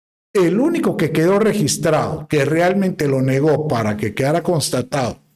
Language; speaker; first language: Spanish; native; Spanish